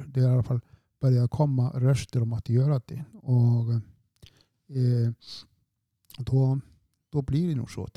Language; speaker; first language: Swedish; non-native, fluent; Icelandic